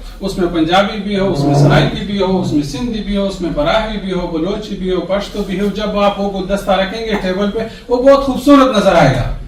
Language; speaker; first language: Urdu; non-native, local second language; Pashto